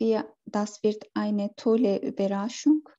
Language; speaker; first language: German; non-native, learner; Turkish